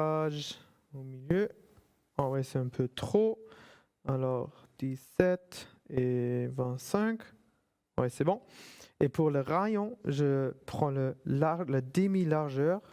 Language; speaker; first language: French; non-native, fluent; German